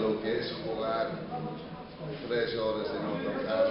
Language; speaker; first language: Spanish; non-native, fluent; English